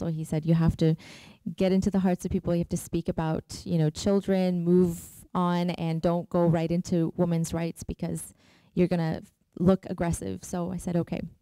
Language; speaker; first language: English; early bilingual, other home language; Persian